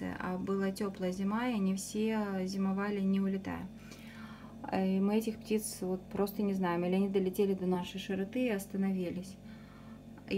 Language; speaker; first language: Russian; native; Russian